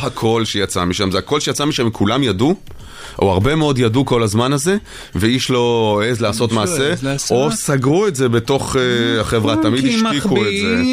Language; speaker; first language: Hebrew; native; Hebrew